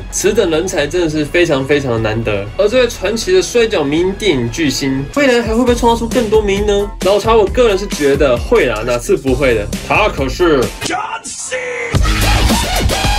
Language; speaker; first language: Chinese; native; Chinese